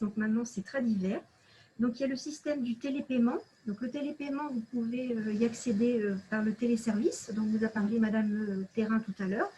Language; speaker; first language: French; native; French